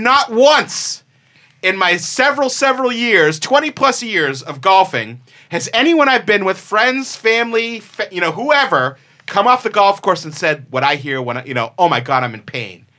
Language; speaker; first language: English; native; English